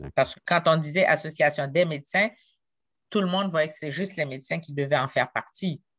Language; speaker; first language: French; non-native, local second language; Haitian Creole